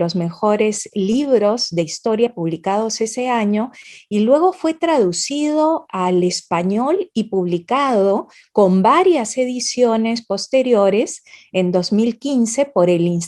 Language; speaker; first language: Spanish; native; Spanish